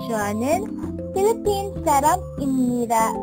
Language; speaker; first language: Korean; non-native, learner; Filipino